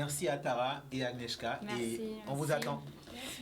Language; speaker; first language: French; native; French